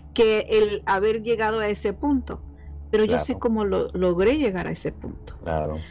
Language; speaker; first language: Spanish; early bilingual, heritage; Spanish